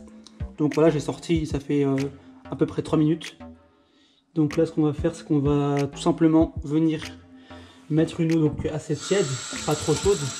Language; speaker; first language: French; native; French